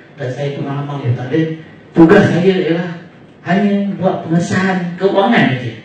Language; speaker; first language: Malay; native; Malay